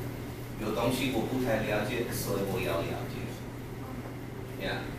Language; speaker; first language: Chinese; non-native, learner; English